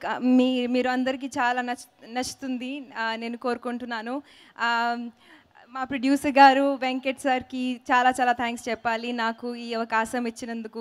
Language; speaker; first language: Telugu; non-native, fluent; Hindi